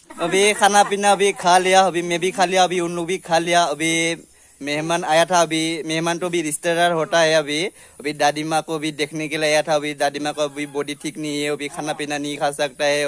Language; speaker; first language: Hindi; non-native, local second language; Bodo